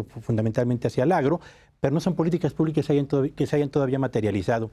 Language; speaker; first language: Spanish; native; Spanish